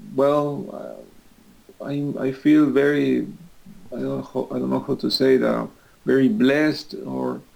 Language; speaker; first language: English; non-native, fluent; Spanish